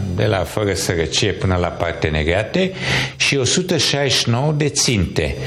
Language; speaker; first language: Romanian; non-native, local second language; Hungarian